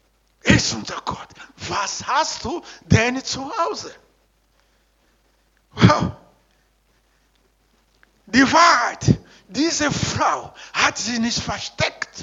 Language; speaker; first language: German; non-native, learner; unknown